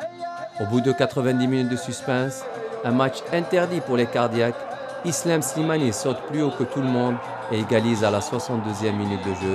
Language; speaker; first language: French; non-native, local second language; Arabic